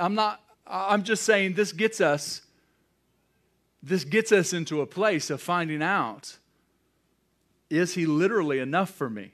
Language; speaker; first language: English; native; English